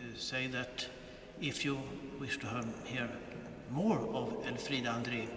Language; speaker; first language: English; non-native, fluent; Swedish